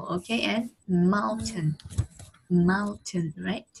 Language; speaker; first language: English; non-native, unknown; Vietnamese